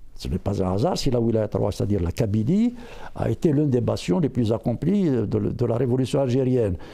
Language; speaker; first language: French; non-native, local second language; Berber languages